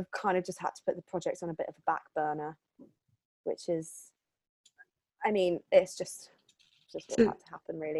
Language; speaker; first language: English; native; English